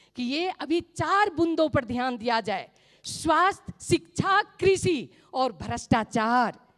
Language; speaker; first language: Hindi; non-native, local second language; Maithili